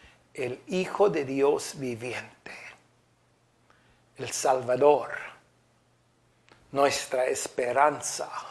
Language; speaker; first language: Spanish; non-native, fluent; English